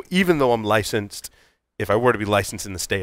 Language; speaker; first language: English; native; English